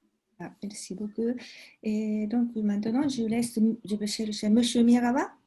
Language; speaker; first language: French; non-native, fluent; Japanese